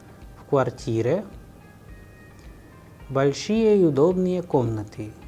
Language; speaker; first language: Russian; non-native, fluent; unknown